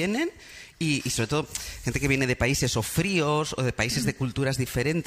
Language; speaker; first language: Spanish; native; Spanish